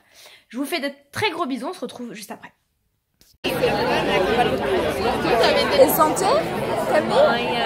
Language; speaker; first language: French; native; French